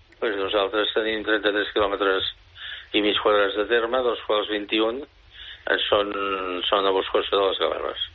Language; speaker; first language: Catalan; native; Catalan